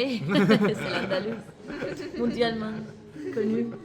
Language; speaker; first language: French; non-native, learner; Spanish